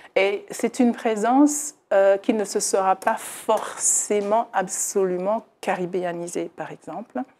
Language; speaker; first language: French; native; French